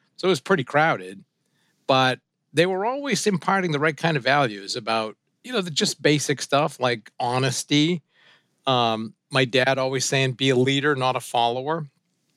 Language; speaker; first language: English; early bilingual, other home language; French